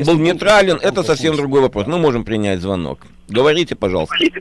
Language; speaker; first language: Russian; native; Russian